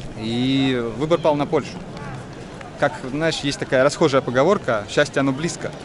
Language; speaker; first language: Russian; native; Russian